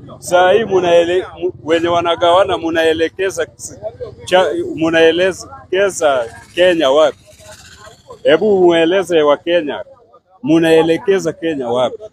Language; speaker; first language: Swahili; non-native, local second language; Luo (Kenya and Tanzania)